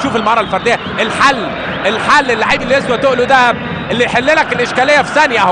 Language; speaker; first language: Arabic; native; Arabic